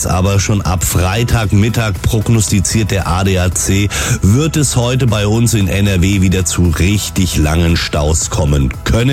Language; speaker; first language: German; native; German